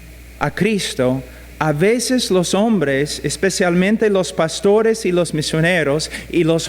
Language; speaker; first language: Spanish; non-native, fluent; English